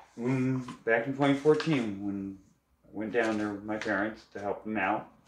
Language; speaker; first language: English; native; English